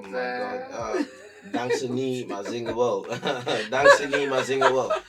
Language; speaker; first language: Dutch; non-native, fluent; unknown